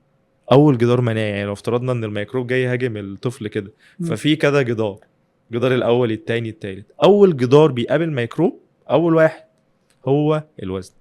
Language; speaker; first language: Arabic; native; Arabic